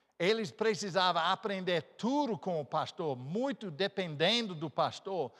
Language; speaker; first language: Portuguese; non-native, fluent; English